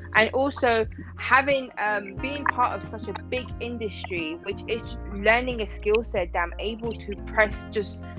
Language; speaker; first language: English; non-native, fluent; Persian